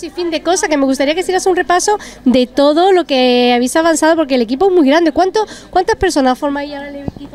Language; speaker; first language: Spanish; native; Spanish